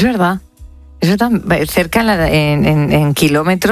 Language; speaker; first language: Spanish; native; Spanish